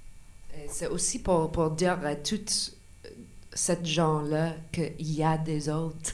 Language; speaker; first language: French; non-native, local second language; English